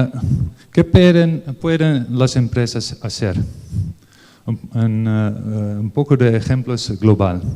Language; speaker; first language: Spanish; non-native, learner; Dutch